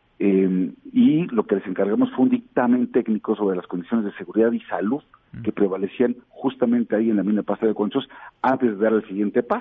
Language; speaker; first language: Spanish; native; Spanish